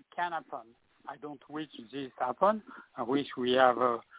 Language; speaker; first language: English; non-native, fluent; French